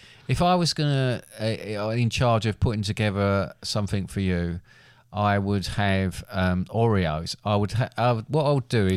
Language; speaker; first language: English; native; English